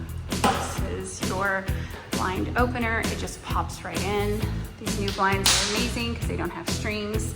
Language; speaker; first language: English; native; English